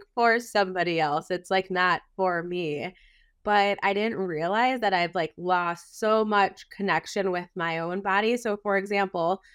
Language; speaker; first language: English; native; English